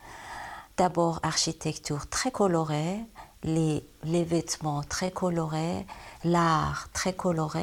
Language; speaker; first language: French; non-native, learner; Persian